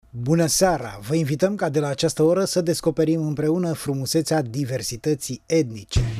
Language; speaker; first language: Romanian; native; Romanian